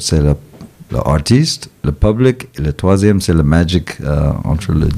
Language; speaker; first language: French; non-native, fluent; English